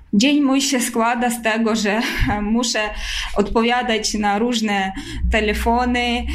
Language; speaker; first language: Polish; non-native, fluent; Ukrainian